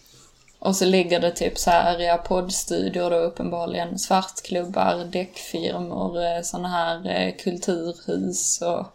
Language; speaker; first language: Swedish; native; Swedish